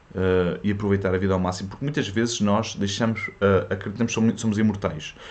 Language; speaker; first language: Portuguese; early bilingual, other home language; French